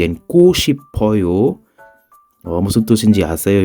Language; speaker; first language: Korean; non-native, fluent; Filipino